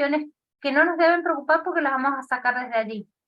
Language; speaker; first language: Spanish; native; Spanish